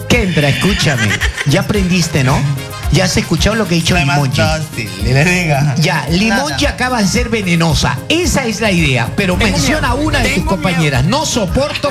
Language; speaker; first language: Spanish; native; Spanish